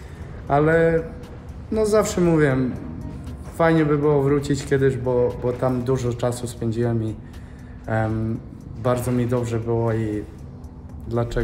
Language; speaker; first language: Polish; non-native, fluent; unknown